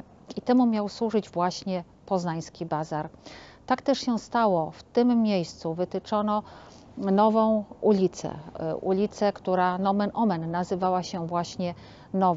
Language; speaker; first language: Polish; native; Polish